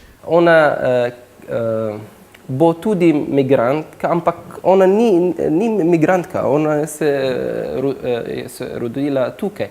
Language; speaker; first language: Slovenian; non-native, fluent; Arabic